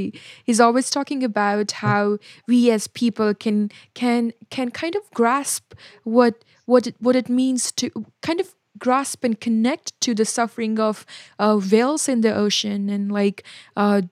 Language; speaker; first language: English; non-native, local second language; Hindi